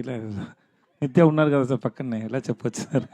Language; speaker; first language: Telugu; non-native, learner; Tamil